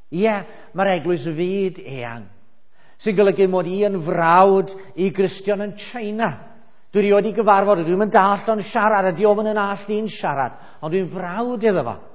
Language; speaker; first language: Welsh; native; Welsh